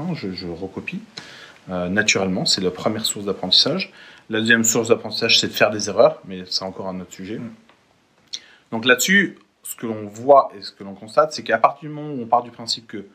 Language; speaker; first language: French; native; French